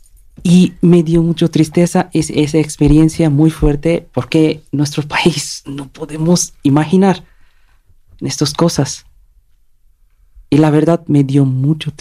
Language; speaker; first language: Spanish; non-native, learner; Bangla